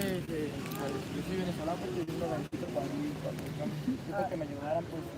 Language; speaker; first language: Spanish; native; Spanish